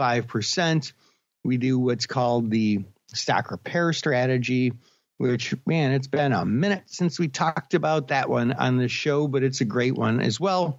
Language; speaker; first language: English; native; English